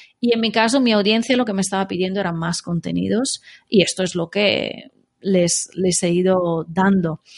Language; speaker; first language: Spanish; non-native, fluent; Italian